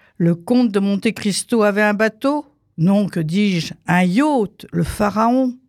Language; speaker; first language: French; non-native, fluent; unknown